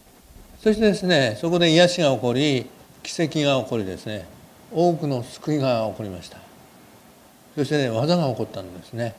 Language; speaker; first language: Japanese; native; Japanese